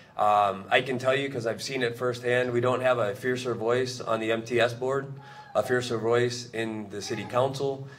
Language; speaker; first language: English; native; English